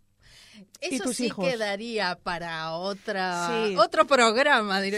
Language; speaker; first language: Spanish; native; Spanish